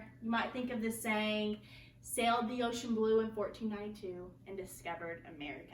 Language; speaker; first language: English; native; English